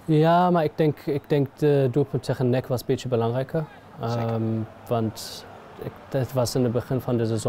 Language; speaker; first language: Dutch; non-native, fluent; German